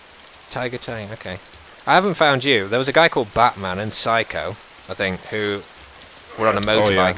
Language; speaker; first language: English; native; English